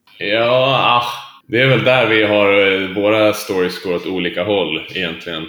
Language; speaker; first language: Swedish; native; Swedish